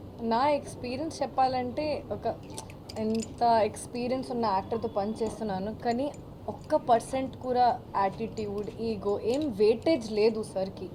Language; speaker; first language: Telugu; non-native, fluent; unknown